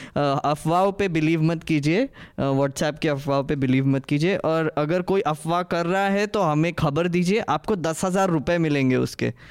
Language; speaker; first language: Hindi; native; Hindi